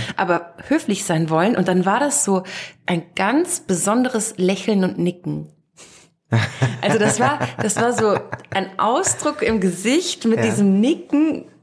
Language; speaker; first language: German; native; German